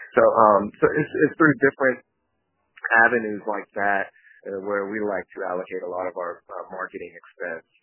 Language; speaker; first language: English; early bilingual, other home language; Japanese